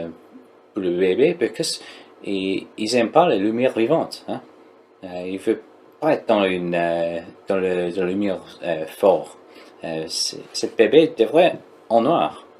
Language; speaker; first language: French; non-native, learner; English